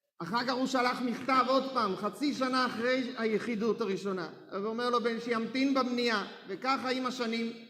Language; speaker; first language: Hebrew; native; Hebrew